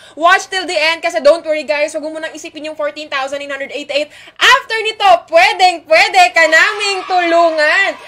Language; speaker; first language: Filipino; non-native, local second language; Iloko